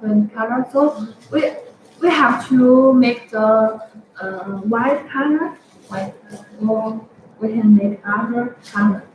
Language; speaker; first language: English; non-native, fluent; Chinese